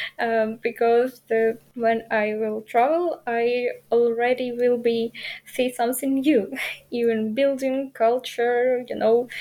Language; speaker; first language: English; non-native, learner; Ukrainian